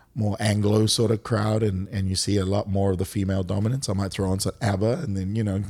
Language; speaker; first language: English; native; English